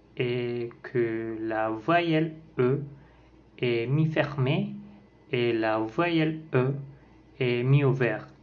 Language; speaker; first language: French; non-native, learner; Spanish